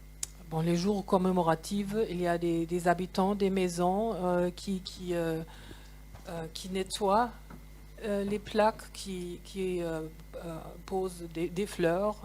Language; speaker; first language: French; non-native, fluent; German